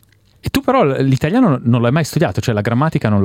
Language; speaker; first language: Italian; native; Italian